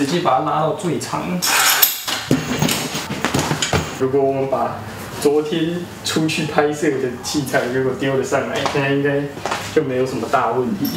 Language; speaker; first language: Chinese; native; Chinese